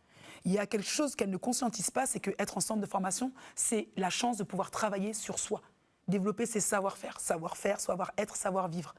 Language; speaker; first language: French; native; French